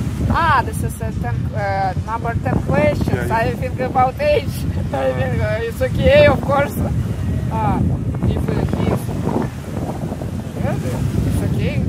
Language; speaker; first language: English; non-native, learner; Russian